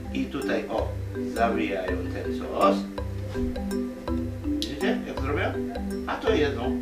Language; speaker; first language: Polish; non-native, fluent; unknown